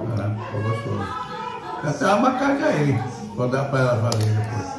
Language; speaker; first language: Portuguese; native; Portuguese